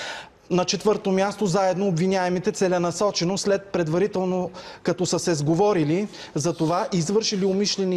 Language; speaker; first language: Bulgarian; native; Bulgarian